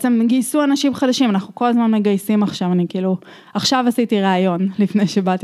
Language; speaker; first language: Hebrew; native; Hebrew